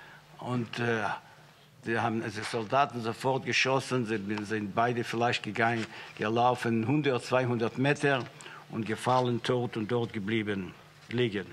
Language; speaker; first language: German; non-native, fluent; Yiddish